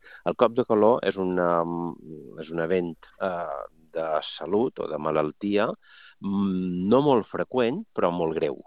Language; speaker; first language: Catalan; native; Catalan